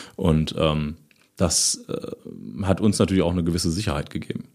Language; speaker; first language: German; native; German